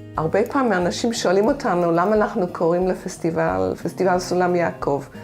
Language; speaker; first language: Hebrew; non-native, fluent; English